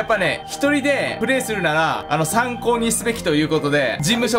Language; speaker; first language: Japanese; native; Japanese